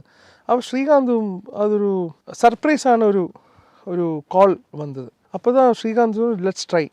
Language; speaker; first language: Tamil; non-native, learner; Malayalam